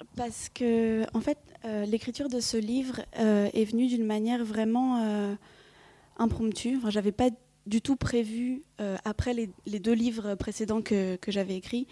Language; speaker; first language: French; early bilingual, other home language; Vietnamese